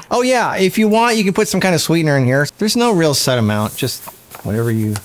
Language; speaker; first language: English; native; English